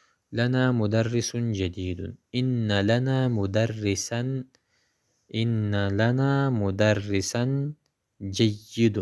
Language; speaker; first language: Arabic; non-native, fluent; Pashto